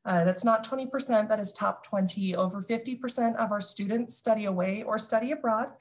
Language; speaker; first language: English; native; English